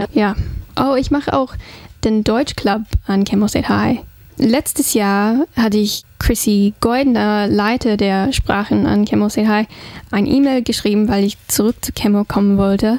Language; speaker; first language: German; non-native, fluent; English